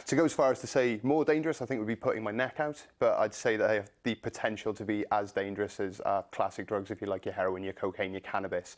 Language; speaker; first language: English; native; English